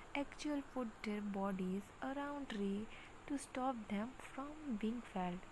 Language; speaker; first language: English; non-native, local second language; Gujarati